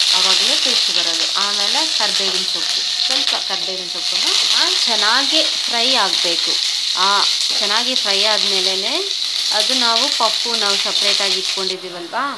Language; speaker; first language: Kannada; non-native, local second language; Telugu